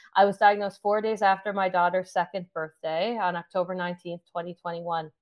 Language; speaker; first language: English; native; English